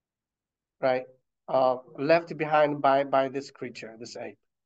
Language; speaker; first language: English; non-native, fluent; Chinese